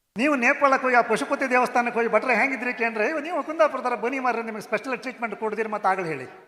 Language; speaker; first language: Kannada; non-native, local second language; Konkani